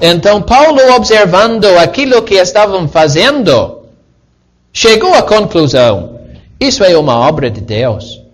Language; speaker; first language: Portuguese; non-native, fluent; English